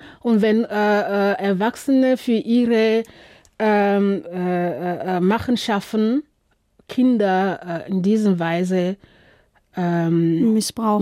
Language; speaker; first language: German; non-native, fluent; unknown